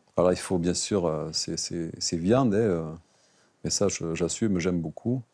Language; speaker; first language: French; native; French